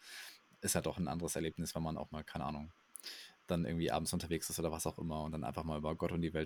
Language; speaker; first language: German; native; German